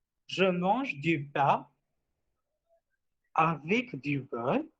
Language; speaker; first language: French; non-native, fluent; Hindi